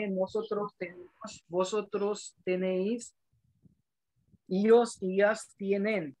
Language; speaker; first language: Spanish; non-native, learner; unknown